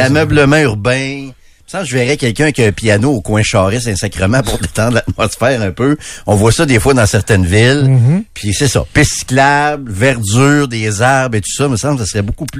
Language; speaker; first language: French; native; French